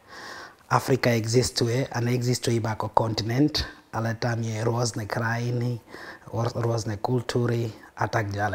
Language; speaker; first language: Slovak; non-native, fluent; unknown